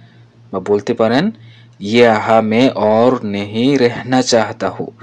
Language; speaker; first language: Hindi; non-native, fluent; Bangla